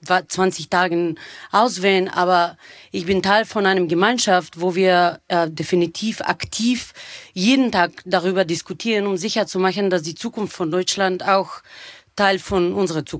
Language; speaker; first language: German; non-native, fluent; Bulgarian